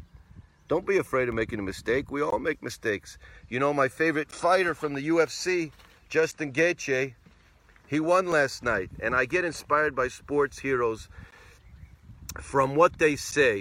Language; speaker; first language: English; native; English